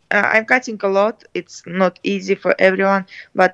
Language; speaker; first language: English; non-native, learner; Russian